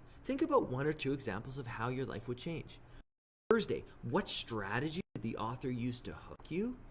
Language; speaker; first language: English; native; English